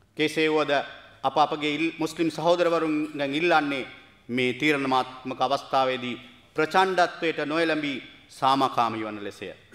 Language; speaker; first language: Sinhala; non-native, local second language; Tamil